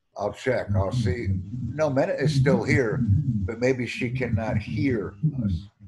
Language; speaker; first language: English; native; English